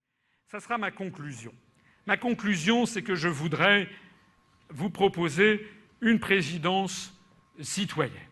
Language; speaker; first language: French; native; French